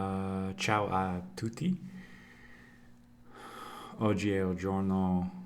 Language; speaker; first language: Italian; non-native, learner; English